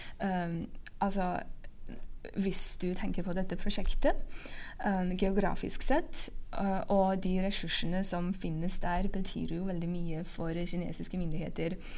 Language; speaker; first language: Norwegian; non-native, fluent; Uyghur